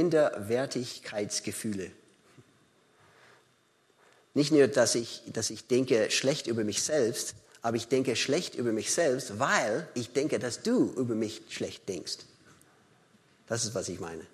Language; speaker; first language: German; non-native, fluent; English